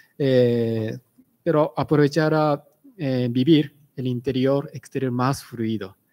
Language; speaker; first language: Spanish; non-native, fluent; Japanese